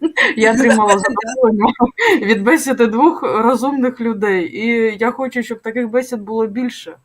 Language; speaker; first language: Ukrainian; native; Ukrainian